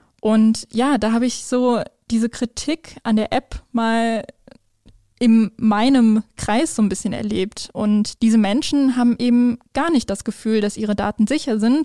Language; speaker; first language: German; native; German